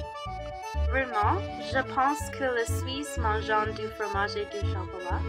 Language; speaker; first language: French; non-native, learner; English